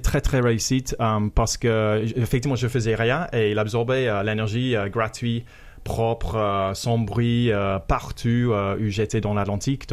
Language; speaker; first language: French; non-native, fluent; English